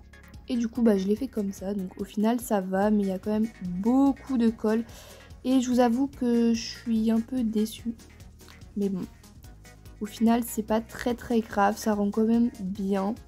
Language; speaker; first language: French; native; French